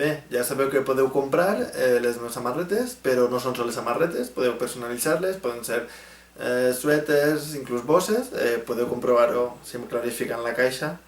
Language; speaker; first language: Catalan; native; Catalan